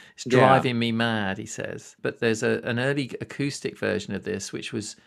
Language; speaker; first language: English; native; English